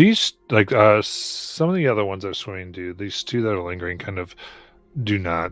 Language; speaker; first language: English; native; English